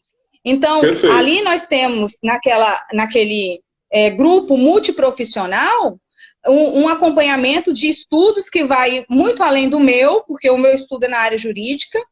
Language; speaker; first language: Portuguese; native; Portuguese